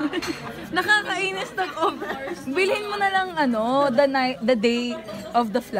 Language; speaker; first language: Filipino; native; Filipino